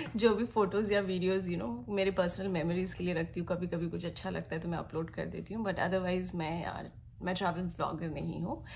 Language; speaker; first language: Hindi; non-native, local second language; Bangla